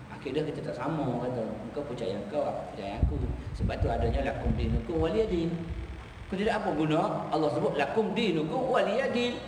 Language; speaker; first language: Malay; native; Malay